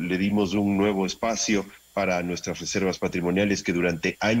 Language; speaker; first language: Spanish; native; Spanish